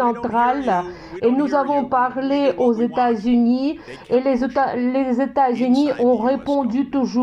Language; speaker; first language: French; non-native, fluent; Russian